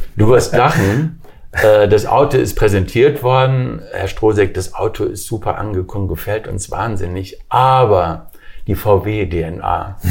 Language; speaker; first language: German; native; German